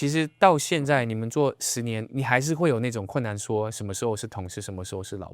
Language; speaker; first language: Chinese; native; Chinese